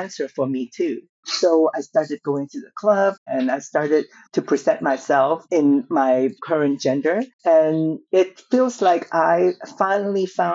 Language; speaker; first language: English; non-native, local second language; Cantonese